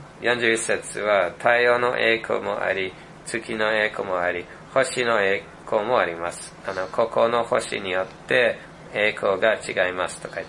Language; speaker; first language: Japanese; non-native, fluent; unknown